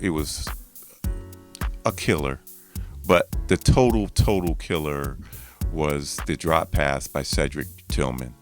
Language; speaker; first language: English; native; English